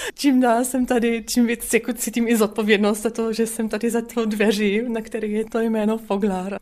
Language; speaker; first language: Czech; non-native, fluent; German